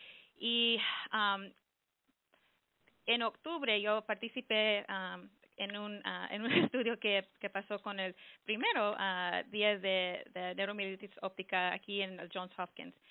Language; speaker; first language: Spanish; early bilingual, heritage; Spanish